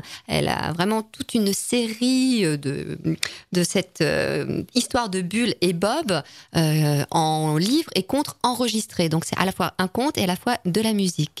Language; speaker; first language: French; native; French